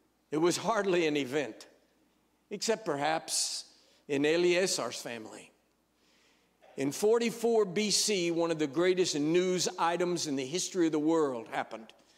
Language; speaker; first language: English; native; English